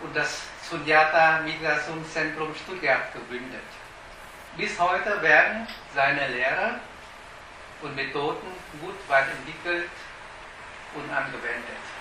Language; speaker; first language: German; non-native, fluent; Vietnamese